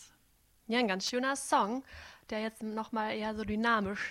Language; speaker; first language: German; native; German